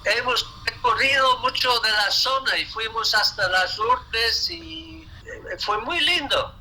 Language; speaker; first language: Spanish; non-native, fluent; English